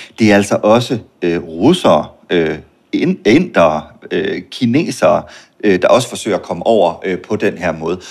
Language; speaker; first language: Danish; native; Danish